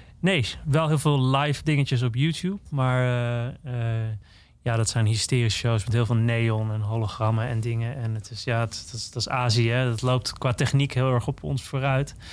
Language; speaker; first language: Dutch; native; Dutch